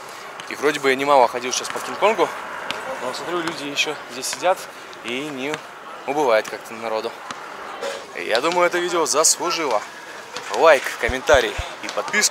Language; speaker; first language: Russian; native; Russian